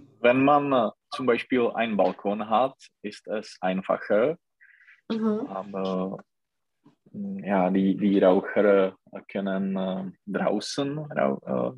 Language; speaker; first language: German; non-native, learner; Czech